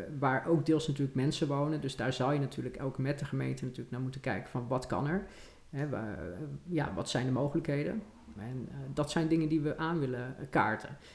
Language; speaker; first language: Dutch; native; Dutch